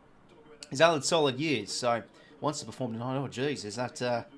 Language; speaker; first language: English; native; English